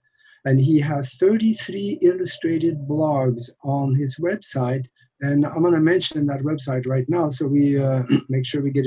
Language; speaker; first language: English; non-native, fluent; Norwegian